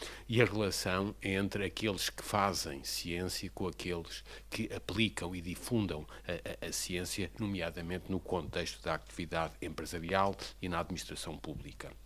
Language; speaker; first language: Portuguese; native; Portuguese